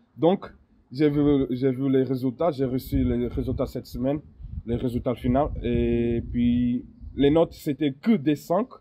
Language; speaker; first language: French; non-native, learner; Portuguese